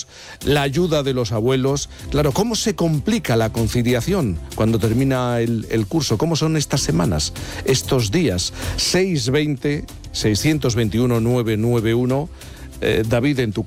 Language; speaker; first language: Spanish; native; Spanish